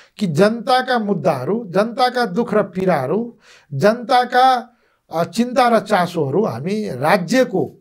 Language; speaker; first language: Nepali; non-native, local second language; Maithili